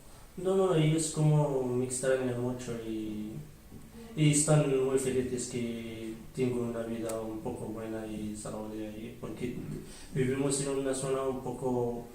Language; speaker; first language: Spanish; early bilingual, other home language; Arabic